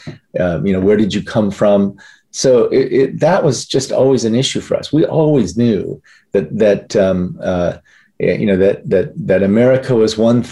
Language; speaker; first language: English; early bilingual, other home language; Korean